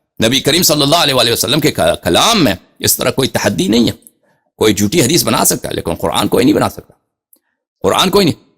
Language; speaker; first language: Urdu; native; Urdu